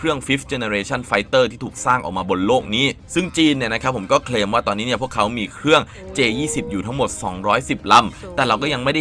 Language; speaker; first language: Thai; native; Thai